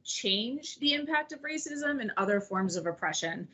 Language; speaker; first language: English; native; English